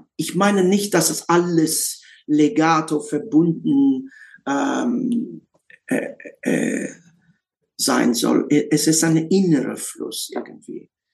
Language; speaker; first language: German; non-native, learner; English